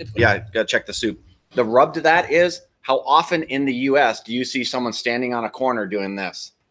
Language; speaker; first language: English; native; English